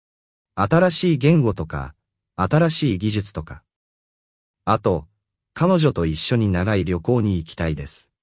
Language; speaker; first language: Japanese; non-native, fluent; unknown